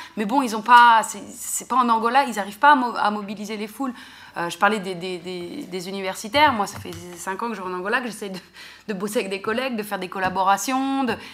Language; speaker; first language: French; native; French